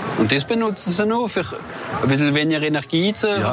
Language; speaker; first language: German; non-native, local second language; French